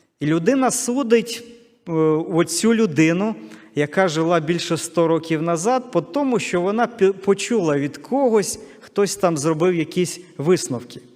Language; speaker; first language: Ukrainian; non-native, local second language; Russian